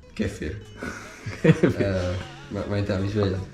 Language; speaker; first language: Estonian; non-native, fluent; Spanish